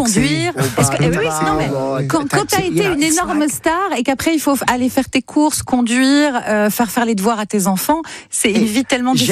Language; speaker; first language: French; native; French